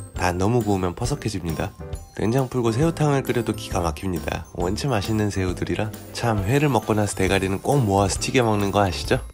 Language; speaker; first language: Korean; native; Korean